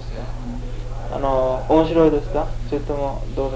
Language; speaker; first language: Japanese; early bilingual, heritage; Japanese